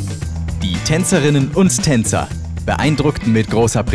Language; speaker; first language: German; native; German